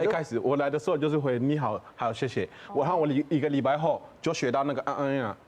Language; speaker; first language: Chinese; non-native, fluent; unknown